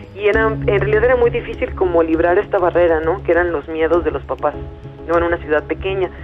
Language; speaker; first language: Spanish; native; Spanish